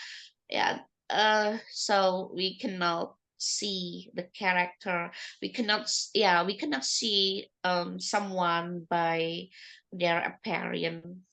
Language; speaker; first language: English; non-native, learner; Indonesian